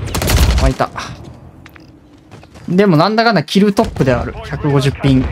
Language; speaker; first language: Japanese; native; Japanese